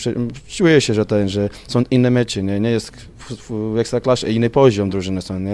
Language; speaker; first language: Polish; non-native, learner; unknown